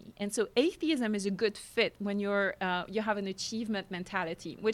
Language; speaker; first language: English; non-native, fluent; French